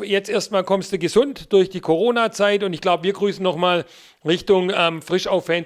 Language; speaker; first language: German; native; German